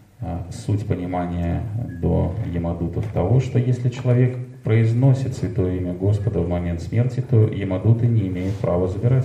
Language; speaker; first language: Russian; native; Russian